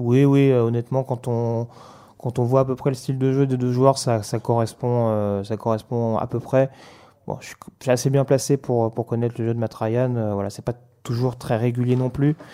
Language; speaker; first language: French; native; French